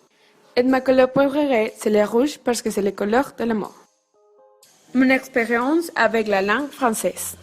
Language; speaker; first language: French; non-native, learner; Spanish